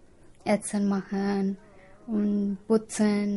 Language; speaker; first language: German; non-native, learner; Punjabi